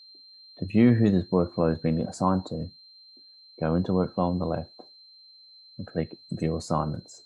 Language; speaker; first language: English; native; English